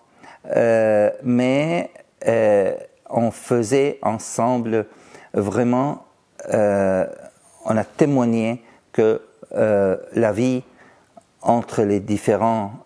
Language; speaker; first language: French; non-native, fluent; Arabic